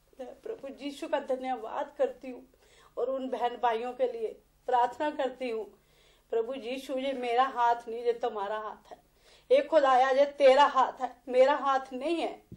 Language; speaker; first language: Hindi; non-native, local second language; Punjabi